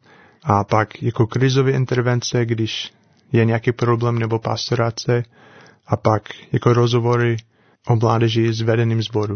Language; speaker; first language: Czech; non-native, learner; English